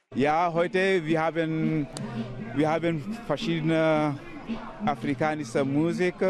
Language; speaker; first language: German; non-native, learner; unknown